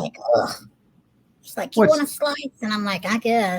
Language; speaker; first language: English; native; English